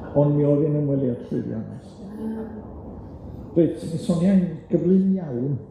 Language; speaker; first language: Welsh; native; Welsh